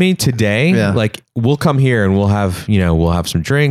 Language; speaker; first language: English; native; English